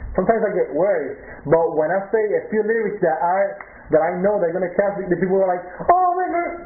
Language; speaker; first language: English; non-native, local second language; Spanish